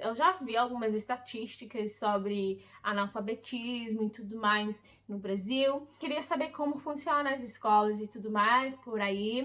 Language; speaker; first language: Portuguese; early bilingual, heritage; English